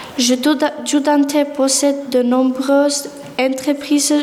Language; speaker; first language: French; non-native, learner; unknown